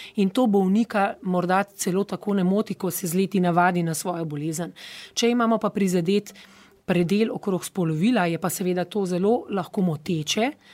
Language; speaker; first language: Slovenian; native; Slovenian